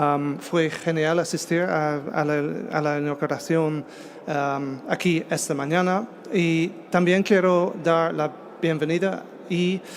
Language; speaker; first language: Spanish; non-native, fluent; English